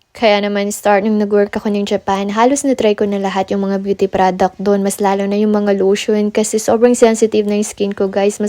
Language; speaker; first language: Filipino; non-native, local second language; Bikol